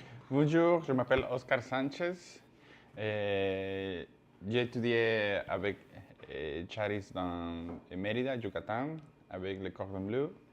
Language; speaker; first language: French; non-native, learner; Spanish